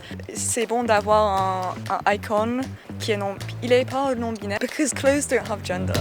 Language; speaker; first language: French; non-native, learner; English